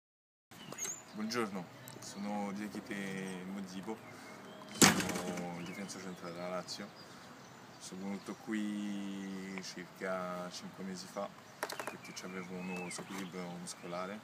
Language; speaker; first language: Italian; non-native, fluent; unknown